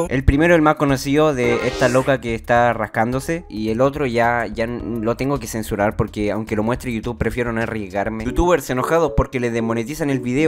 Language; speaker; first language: Spanish; native; Spanish